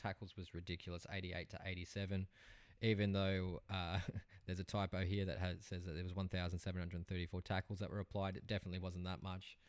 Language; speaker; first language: English; native; English